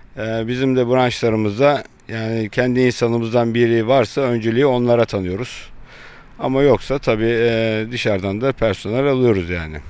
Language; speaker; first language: Turkish; native; Turkish